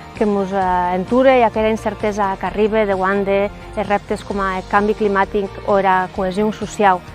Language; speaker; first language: Catalan; non-native, local second language; Occitan